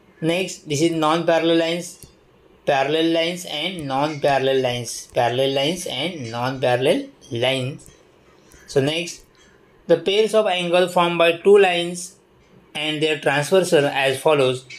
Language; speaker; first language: English; non-native, local second language; Marathi